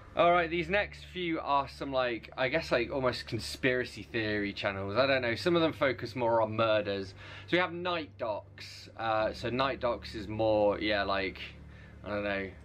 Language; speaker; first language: English; native; English